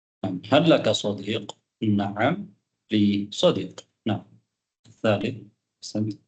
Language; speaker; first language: Arabic; non-native, fluent; Tamil